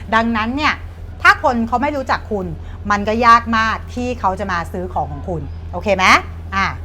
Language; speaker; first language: Thai; native; Thai